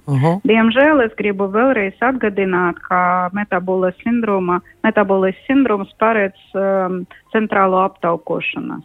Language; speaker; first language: Latvian; non-native, local second language; Russian